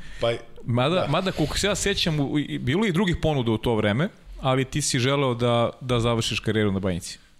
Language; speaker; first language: Serbian; native; Serbian